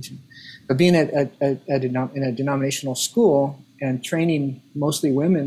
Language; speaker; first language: English; native; English